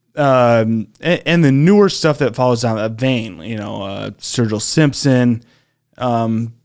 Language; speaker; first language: English; native; English